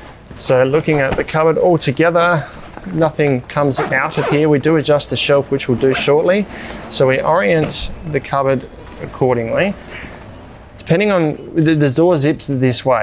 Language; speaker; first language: English; native; English